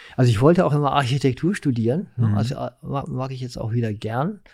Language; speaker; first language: German; native; German